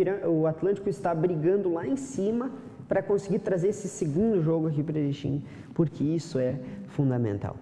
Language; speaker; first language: Portuguese; native; Portuguese